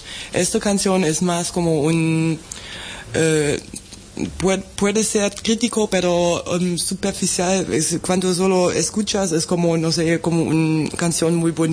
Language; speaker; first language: Spanish; non-native, fluent; German